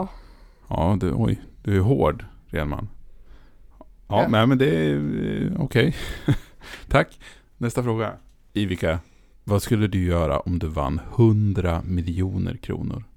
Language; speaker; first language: Swedish; native; Swedish